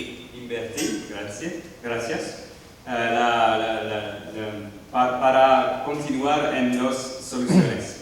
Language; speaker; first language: Spanish; non-native, learner; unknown